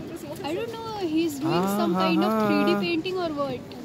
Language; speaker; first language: English; non-native, local second language; Hindi